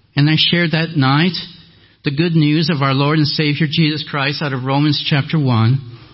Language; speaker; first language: English; non-native, fluent; French